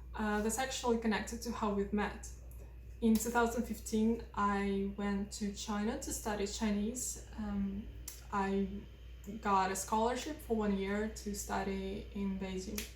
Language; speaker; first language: English; non-native, fluent; Russian